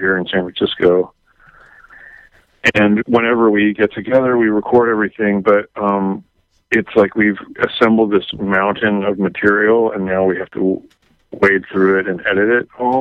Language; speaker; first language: English; native; English